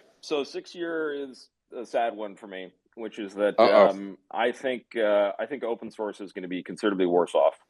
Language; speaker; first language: English; native; English